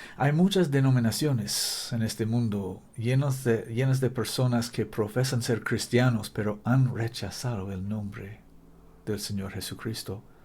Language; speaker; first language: Spanish; non-native, fluent; English